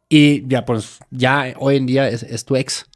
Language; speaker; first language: Spanish; native; Spanish